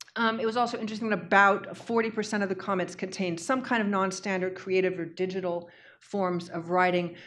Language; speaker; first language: English; native; English